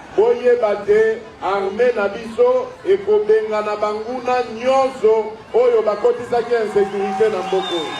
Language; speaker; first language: Lingala; non-native, local second language; Luba-Lulua